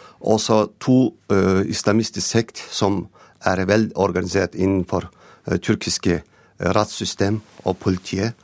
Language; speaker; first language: Norwegian; non-native, learner; Turkish